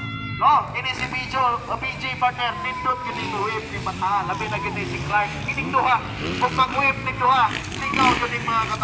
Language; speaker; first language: Filipino; non-native, local second language; Cebuano